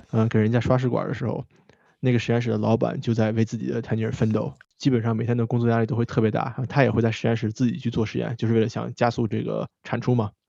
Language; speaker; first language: Chinese; native; Chinese